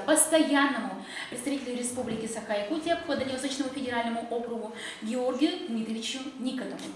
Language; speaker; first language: Russian; native; Russian